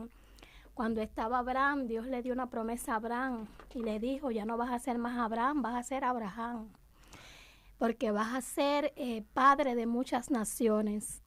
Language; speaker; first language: Spanish; native; Spanish